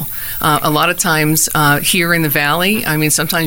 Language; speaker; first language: English; native; English